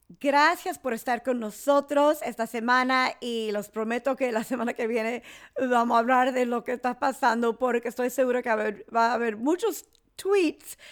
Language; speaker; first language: Spanish; early bilingual, heritage; English